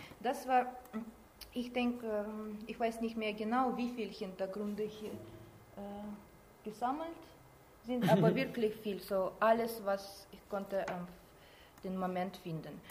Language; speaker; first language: German; non-native, learner; Russian